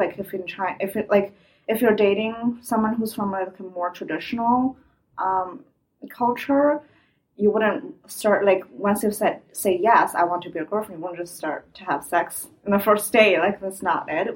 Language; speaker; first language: English; non-native, fluent; Chinese